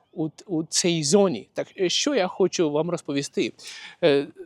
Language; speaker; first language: Ukrainian; non-native, local second language; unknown